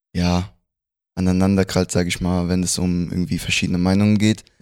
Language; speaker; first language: German; early bilingual, other home language; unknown